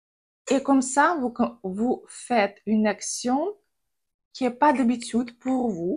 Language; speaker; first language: French; non-native, fluent; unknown